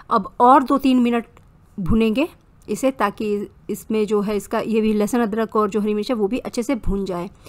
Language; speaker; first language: Hindi; native; Hindi